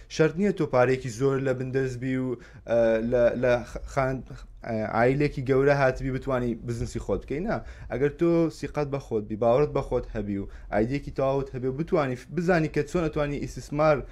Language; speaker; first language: Central Kurdish; native; Central Kurdish